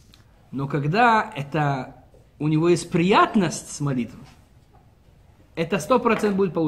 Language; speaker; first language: Russian; early bilingual, heritage; Russian